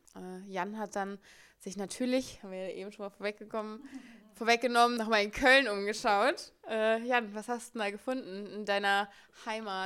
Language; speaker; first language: German; native; German